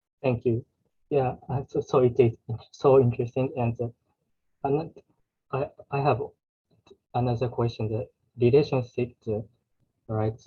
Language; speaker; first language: English; non-native, learner; Japanese